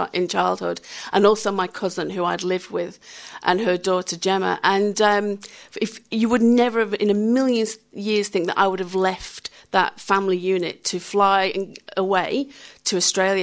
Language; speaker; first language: English; native; English